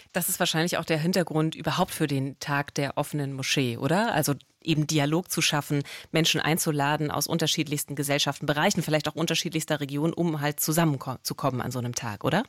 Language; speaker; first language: German; native; German